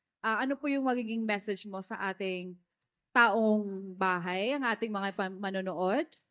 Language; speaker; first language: Filipino; native; Filipino